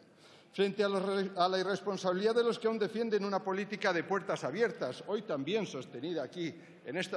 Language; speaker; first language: Spanish; native; Spanish